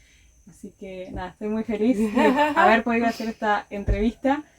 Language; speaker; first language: Spanish; native; Spanish